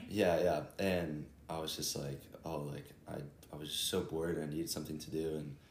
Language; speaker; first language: English; native; English